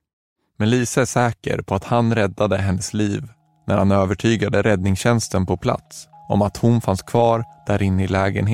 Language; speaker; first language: Swedish; native; Swedish